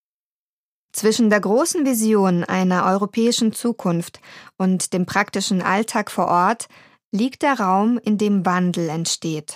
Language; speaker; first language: German; native; German